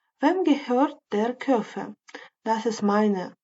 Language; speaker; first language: German; non-native, fluent; Ukrainian